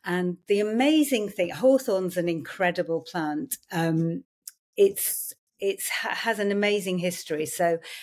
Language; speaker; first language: English; native; English